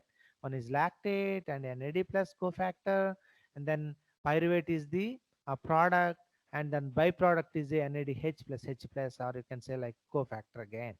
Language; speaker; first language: English; non-native, local second language; Telugu